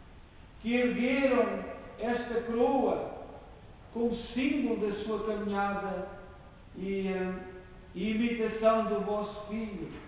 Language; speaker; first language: Portuguese; native; Portuguese